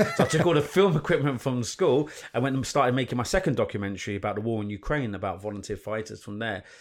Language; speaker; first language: English; native; English